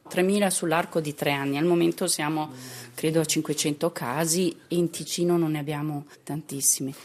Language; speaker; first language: Italian; native; Italian